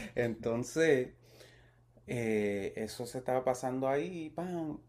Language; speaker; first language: Spanish; early bilingual, heritage; Spanish